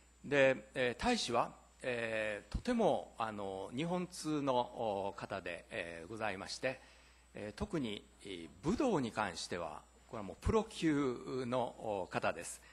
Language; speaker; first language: Japanese; native; Japanese